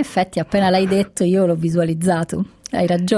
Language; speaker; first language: Italian; native; Italian